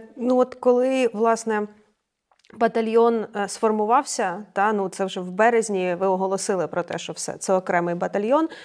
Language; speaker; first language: Ukrainian; native; Ukrainian